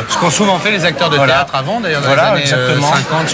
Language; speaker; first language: French; native; French